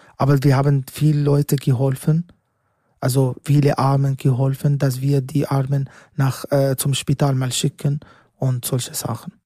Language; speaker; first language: German; non-native, learner; Arabic